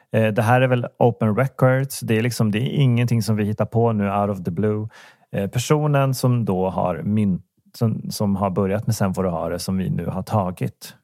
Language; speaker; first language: Swedish; native; Swedish